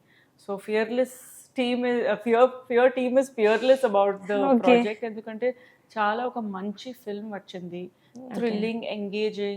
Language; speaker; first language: Telugu; non-native, local second language; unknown